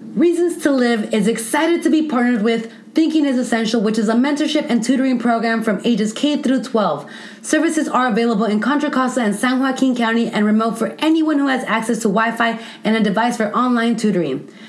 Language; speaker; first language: English; early bilingual, other home language; Spanish